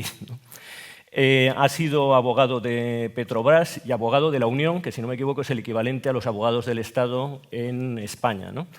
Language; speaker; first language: Spanish; native; Spanish